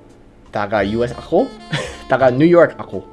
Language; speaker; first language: Filipino; non-native, learner; English